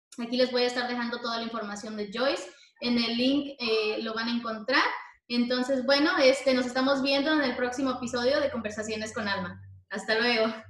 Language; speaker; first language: Spanish; native; Spanish